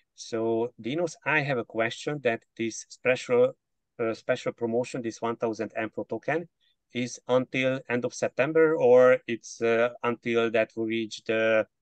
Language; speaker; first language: English; non-native, fluent; Hungarian